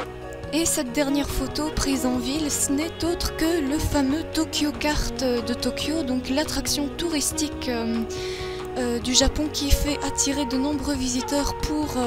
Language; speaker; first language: French; native; French